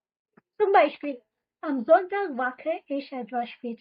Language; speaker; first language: German; non-native, fluent; Hindi